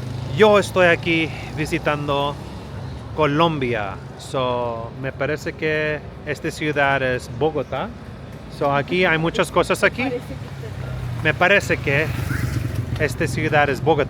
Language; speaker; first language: Spanish; non-native, learner; English